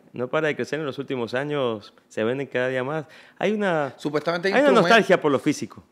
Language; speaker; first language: Spanish; native; Spanish